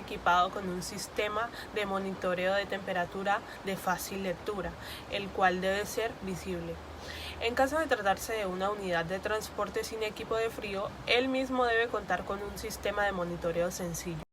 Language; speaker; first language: Spanish; native; Spanish